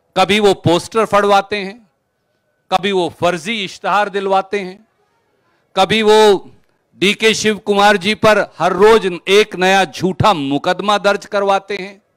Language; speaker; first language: Hindi; native; Hindi